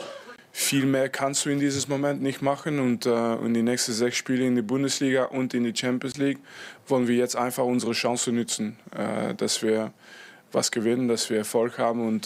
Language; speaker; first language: German; non-native, fluent; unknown